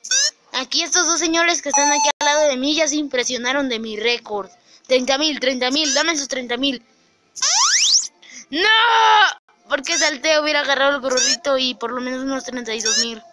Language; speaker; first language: Spanish; native; Spanish